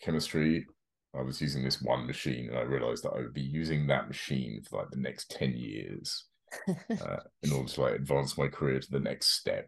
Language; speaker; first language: English; native; English